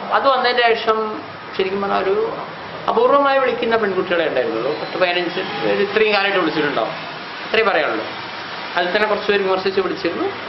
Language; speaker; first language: Malayalam; non-native, local second language; Hindi